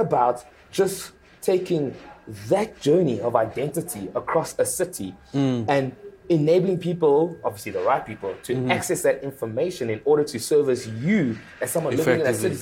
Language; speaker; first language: English; early bilingual, other home language; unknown